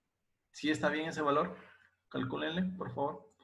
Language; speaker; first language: Spanish; native; Spanish